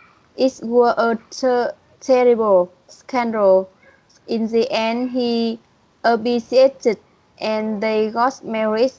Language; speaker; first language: English; non-native, learner; Vietnamese